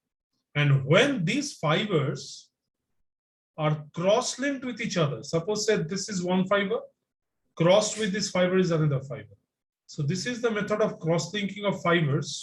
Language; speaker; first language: English; non-native, local second language; Bangla